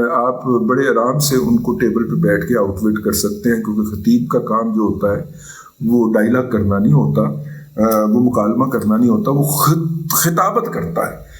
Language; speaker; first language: Urdu; non-native, local second language; Punjabi